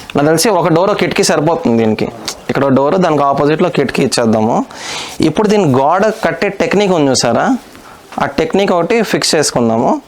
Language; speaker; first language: Telugu; non-native, local second language; Hindi